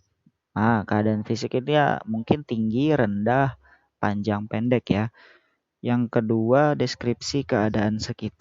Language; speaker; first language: Indonesian; native; Indonesian